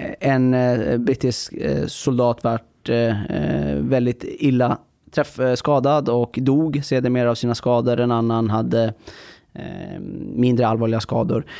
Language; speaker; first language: Swedish; early bilingual, other home language; Persian